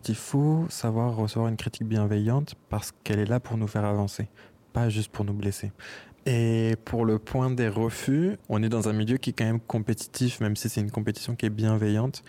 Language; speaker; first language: French; native; French